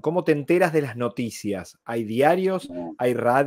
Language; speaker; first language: Spanish; native; Spanish